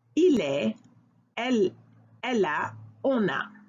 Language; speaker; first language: French; non-native, fluent; English